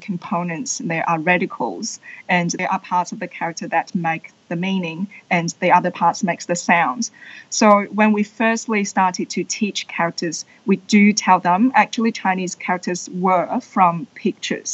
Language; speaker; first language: English; non-native, fluent; Chinese